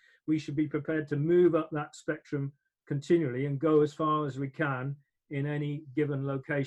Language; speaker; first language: English; native; English